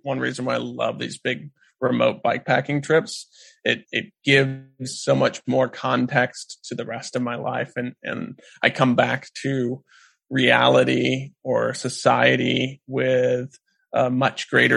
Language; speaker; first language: English; native; English